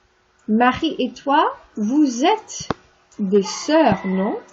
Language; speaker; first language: French; non-native, fluent; English